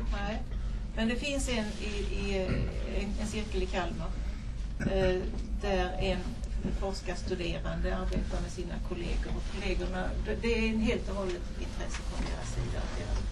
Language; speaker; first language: Swedish; native; Swedish